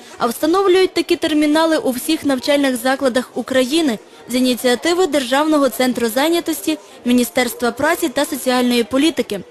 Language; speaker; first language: Ukrainian; native; Ukrainian